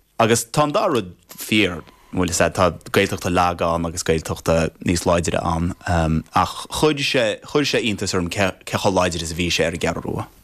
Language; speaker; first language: Irish; non-native, fluent; English